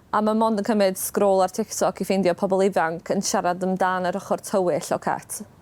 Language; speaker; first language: Welsh; native; Welsh